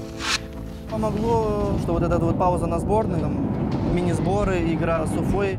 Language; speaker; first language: Russian; native; Russian